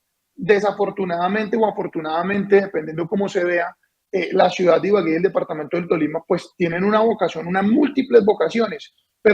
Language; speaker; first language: Spanish; native; Spanish